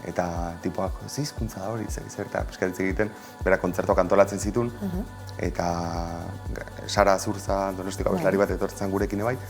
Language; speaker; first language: Basque; non-native, local second language; Spanish